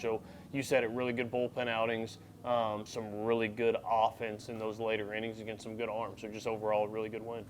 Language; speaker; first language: English; native; English